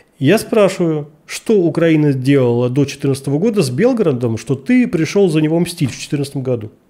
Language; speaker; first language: Russian; native; Russian